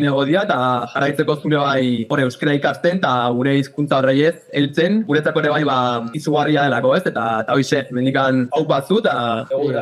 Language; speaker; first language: Basque; native; Basque